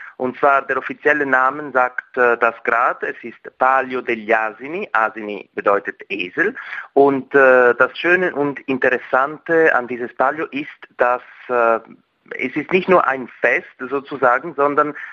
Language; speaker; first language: German; non-native, local second language; Italian